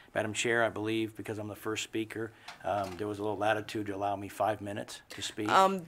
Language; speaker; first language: English; native; English